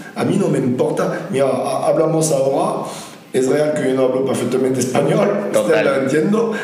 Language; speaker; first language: Spanish; non-native, fluent; French